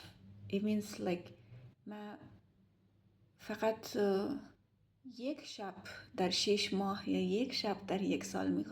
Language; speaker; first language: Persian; early bilingual, heritage; Persian